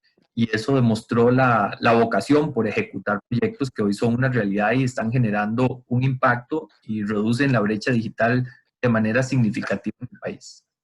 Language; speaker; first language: Spanish; native; Spanish